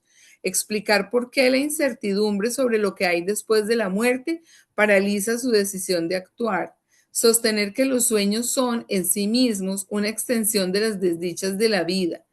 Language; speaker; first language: Spanish; native; Spanish